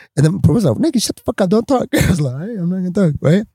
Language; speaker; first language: English; non-native, fluent; Swedish